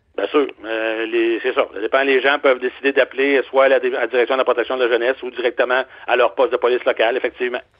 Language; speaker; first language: French; native; French